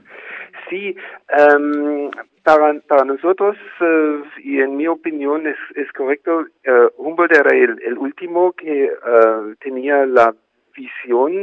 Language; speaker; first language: Spanish; non-native, fluent; German